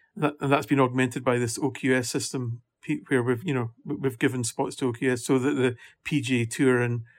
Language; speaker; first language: English; native; English